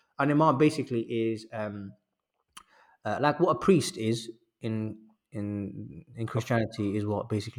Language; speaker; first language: English; native; English